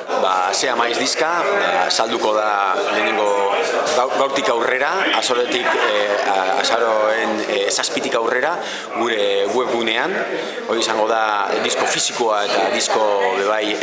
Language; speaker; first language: Basque; native; Basque